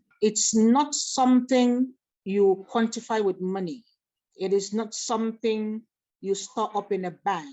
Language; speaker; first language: English; non-native, local second language; Igbo